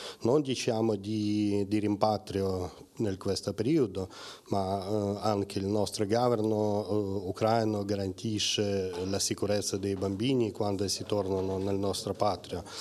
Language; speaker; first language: Italian; non-native, learner; Ukrainian